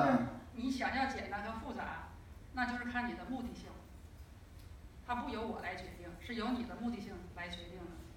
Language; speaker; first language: Chinese; native; Chinese